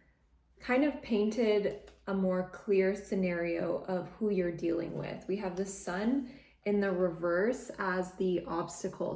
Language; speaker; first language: English; native; English